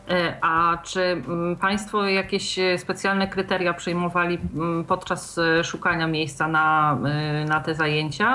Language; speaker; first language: Polish; native; Polish